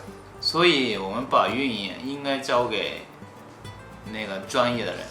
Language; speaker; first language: Chinese; non-native, fluent; Japanese